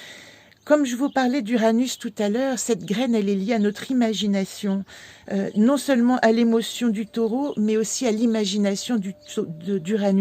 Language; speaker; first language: French; native; French